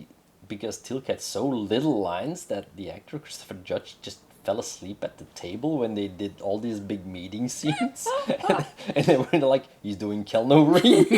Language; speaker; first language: English; non-native, fluent; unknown